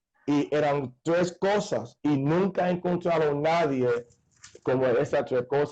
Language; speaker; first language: Spanish; non-native, fluent; English